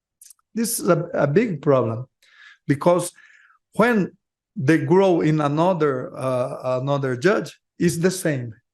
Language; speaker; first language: English; non-native, learner; Portuguese